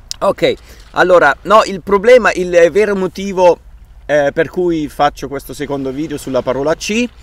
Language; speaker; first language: Italian; early bilingual, heritage; Italian